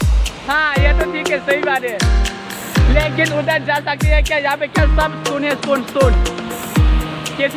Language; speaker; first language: Hindi; non-native, local second language; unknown